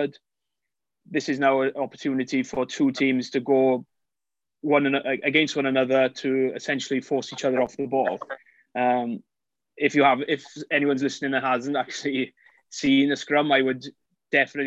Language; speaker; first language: English; native; English